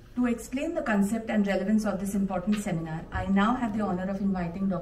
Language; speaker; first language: English; non-native, local second language; Marathi